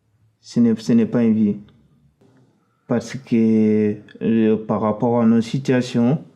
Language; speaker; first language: French; non-native, fluent; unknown